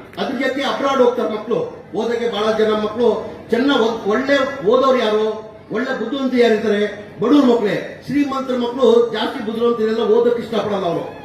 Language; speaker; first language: Kannada; non-native, local second language; Urdu